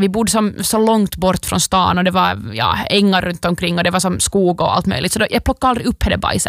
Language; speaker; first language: Swedish; native; Swedish